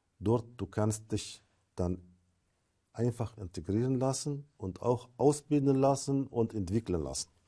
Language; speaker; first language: German; non-native, fluent; Arabic